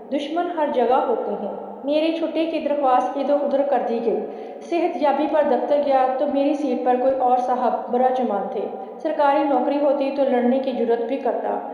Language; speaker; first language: Urdu; native; Urdu